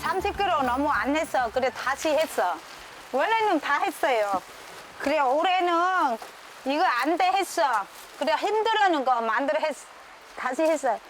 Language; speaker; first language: Korean; non-native, learner; Vietnamese